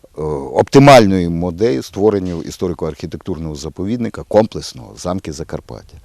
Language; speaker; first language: Ukrainian; native; Ukrainian